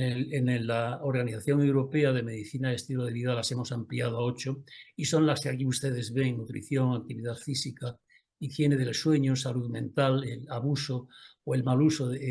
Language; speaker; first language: Spanish; native; Spanish